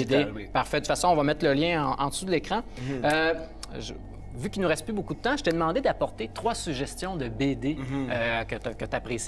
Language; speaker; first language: French; native; French